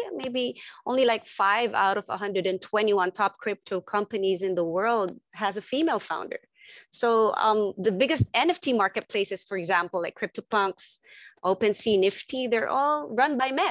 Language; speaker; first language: English; non-native, local second language; Filipino